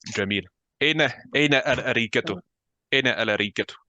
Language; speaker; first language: Arabic; non-native, fluent; Bosnian